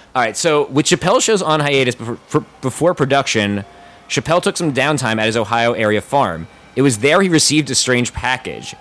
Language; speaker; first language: English; native; English